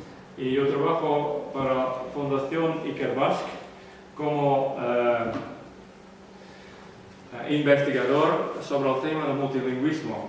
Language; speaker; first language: Spanish; non-native, learner; Western Frisian